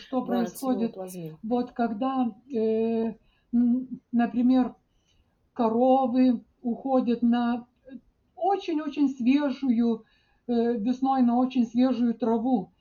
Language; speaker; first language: Russian; non-native, fluent; Lithuanian